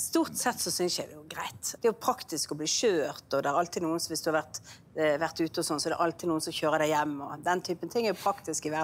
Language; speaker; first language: Norwegian; native; Norwegian